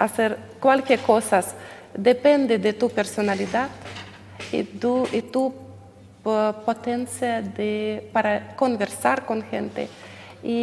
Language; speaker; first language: Spanish; non-native, learner; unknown